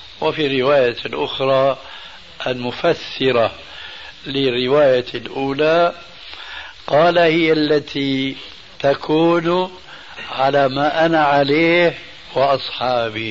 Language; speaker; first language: Arabic; early bilingual, other home language; Albanian